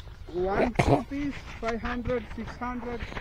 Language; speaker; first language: English; non-native, learner; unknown